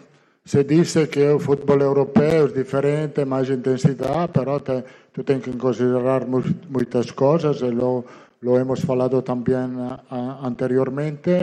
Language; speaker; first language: Portuguese; non-native, learner; Italian